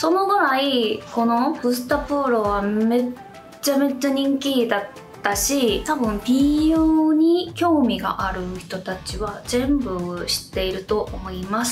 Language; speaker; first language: Japanese; non-native, fluent; Korean